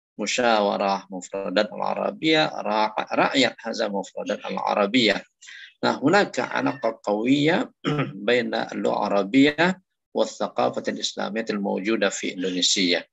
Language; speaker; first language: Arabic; non-native, fluent; Indonesian